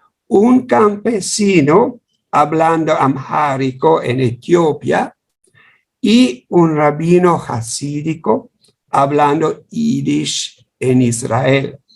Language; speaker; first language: Spanish; non-native, fluent; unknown